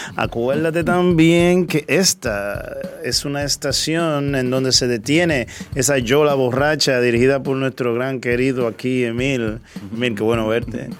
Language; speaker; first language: Spanish; native; Spanish